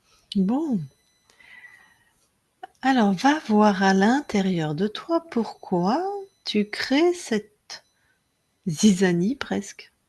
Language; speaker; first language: French; native; French